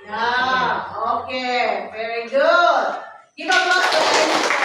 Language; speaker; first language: English; non-native, fluent; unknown